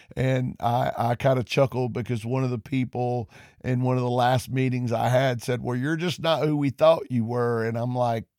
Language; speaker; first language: English; native; English